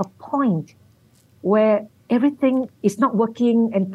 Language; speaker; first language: English; non-native, local second language; Min Nan Chinese